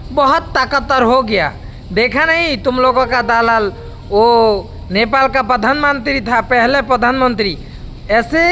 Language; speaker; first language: Hindi; non-native, learner; Bangla